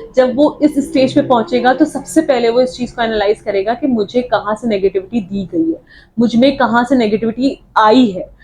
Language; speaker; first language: Urdu; native; Urdu